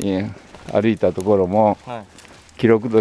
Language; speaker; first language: Japanese; native; Japanese